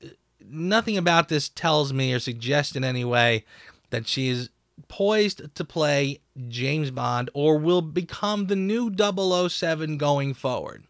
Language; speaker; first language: English; native; English